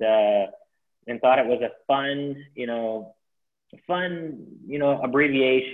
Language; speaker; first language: English; native; English